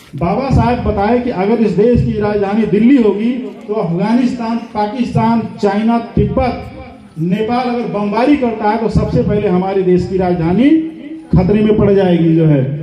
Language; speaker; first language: Hindi; native; Hindi